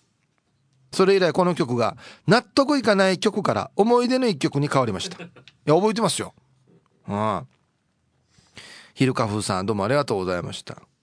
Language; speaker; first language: Japanese; native; Japanese